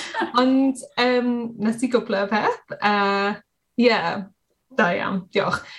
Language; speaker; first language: Welsh; non-native, learner; English